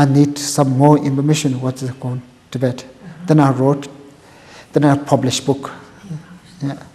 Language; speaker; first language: English; non-native, local second language; Tibetan